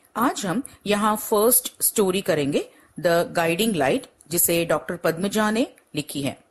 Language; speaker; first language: Hindi; non-native, local second language; Gujarati